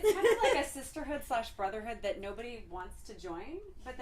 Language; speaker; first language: English; native; English